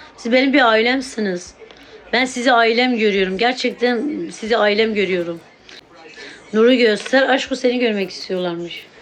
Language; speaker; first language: Turkish; non-native, local second language; Kurdish